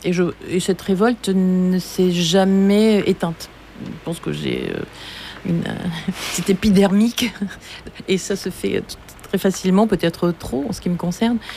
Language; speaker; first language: French; native; French